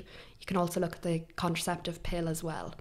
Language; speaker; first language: English; native; English